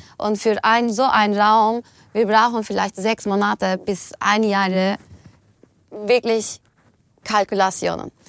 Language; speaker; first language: German; non-native, fluent; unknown